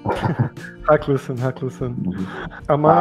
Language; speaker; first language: Turkish; non-native, learner; Portuguese